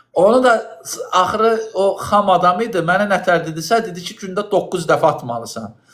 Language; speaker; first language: Azerbaijani; native; Azerbaijani